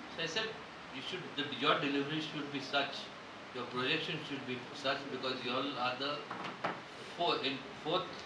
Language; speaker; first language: English; non-native, local second language; Marathi